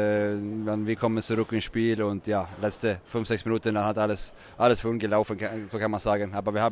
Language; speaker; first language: German; non-native, fluent; Swedish